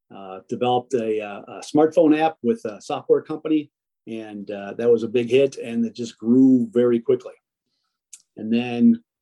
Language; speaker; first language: English; early bilingual, other home language; Italian